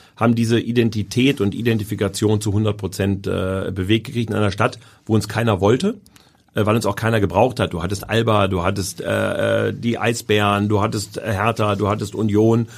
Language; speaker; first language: German; native; German